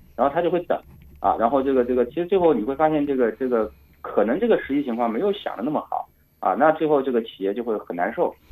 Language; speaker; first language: Chinese; native; Chinese